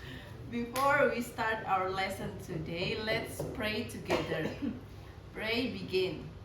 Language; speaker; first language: English; non-native, learner; Indonesian